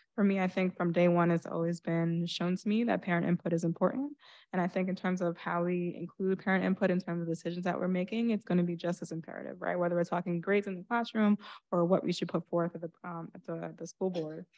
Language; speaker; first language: English; native; English